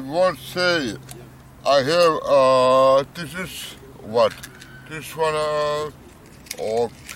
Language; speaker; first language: English; non-native, learner; Romany